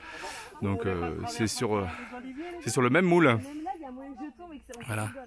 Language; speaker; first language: French; native; French